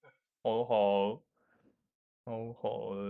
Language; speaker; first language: Chinese; non-native, learner; Japanese